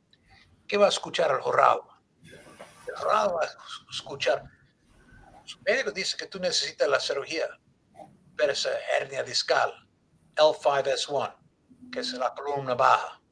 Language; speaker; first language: Spanish; non-native, learner; English